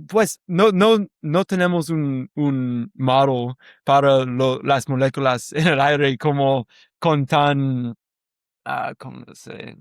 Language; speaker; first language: Spanish; non-native, learner; English